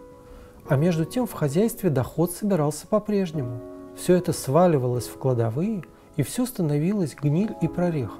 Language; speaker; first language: Russian; native; Russian